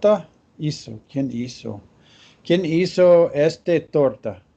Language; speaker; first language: Spanish; non-native, learner; English